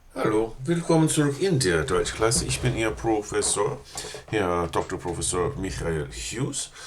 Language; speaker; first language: German; non-native, fluent; English